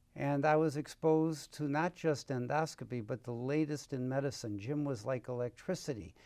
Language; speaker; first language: English; native; English